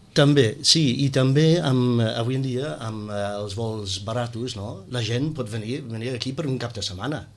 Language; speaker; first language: Catalan; non-native, fluent; English